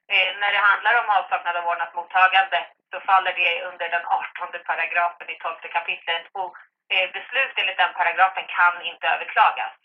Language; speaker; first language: Swedish; native; Swedish